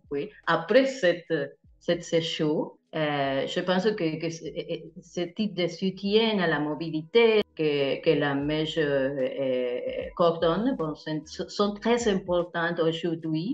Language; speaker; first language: French; non-native, fluent; Spanish